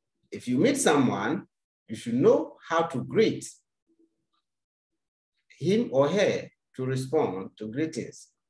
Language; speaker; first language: English; non-native, local second language; Akan